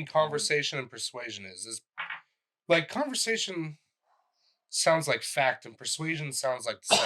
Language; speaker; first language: English; native; English